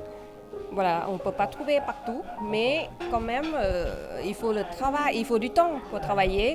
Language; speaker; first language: French; non-native, fluent; Thai